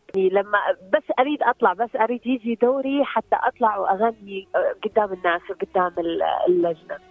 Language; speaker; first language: Arabic; native; Arabic